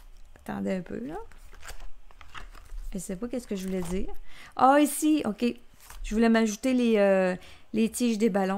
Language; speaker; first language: French; native; French